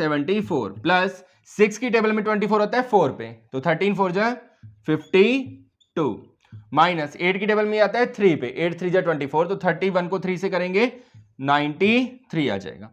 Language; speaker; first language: Hindi; native; Hindi